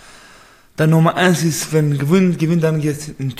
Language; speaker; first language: German; non-native, learner; Persian